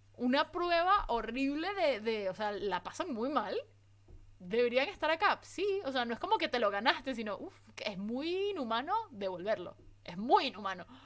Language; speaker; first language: Spanish; native; Spanish